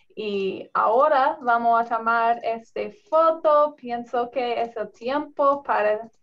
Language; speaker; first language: Spanish; non-native, learner; English